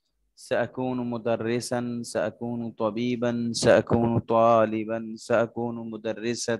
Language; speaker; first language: Arabic; non-native, fluent; Urdu